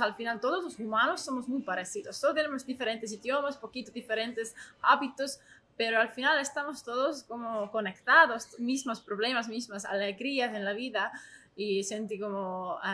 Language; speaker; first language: Spanish; non-native, learner; Estonian